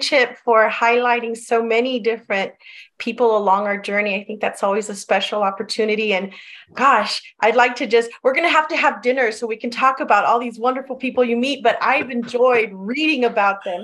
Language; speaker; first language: English; early bilingual, other home language; Spanish